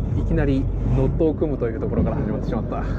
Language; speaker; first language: Japanese; native; Japanese